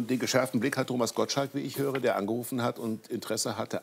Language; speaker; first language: German; native; German